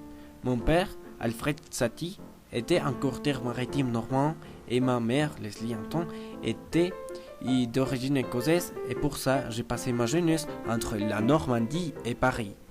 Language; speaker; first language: French; non-native, learner; Spanish